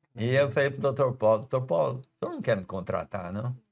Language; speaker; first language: Portuguese; native; Portuguese